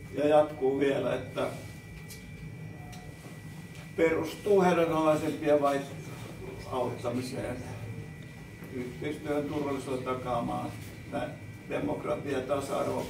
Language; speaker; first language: Finnish; native; Finnish